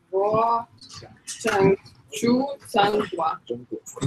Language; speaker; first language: Chinese; non-native, learner; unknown